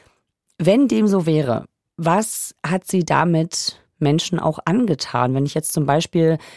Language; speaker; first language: German; native; German